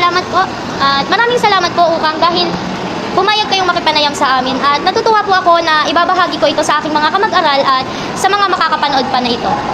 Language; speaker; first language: Filipino; native; Filipino